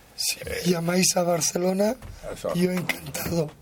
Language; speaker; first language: Spanish; native; Spanish